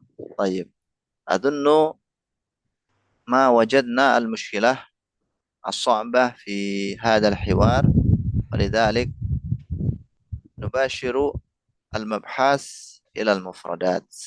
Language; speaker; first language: Arabic; non-native, fluent; Indonesian